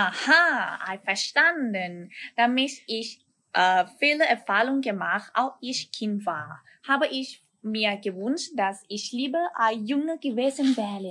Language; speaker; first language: German; non-native, learner; Thai